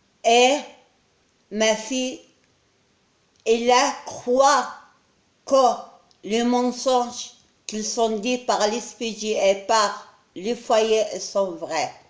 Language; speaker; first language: French; non-native, learner; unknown